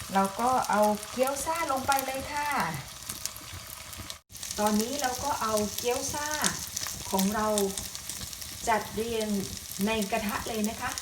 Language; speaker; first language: Thai; native; Thai